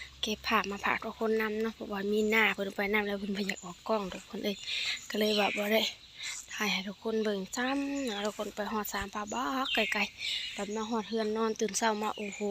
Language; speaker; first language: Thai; non-native, local second language; Lao